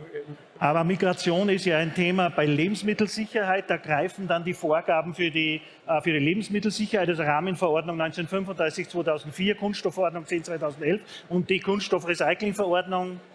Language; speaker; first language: German; native; German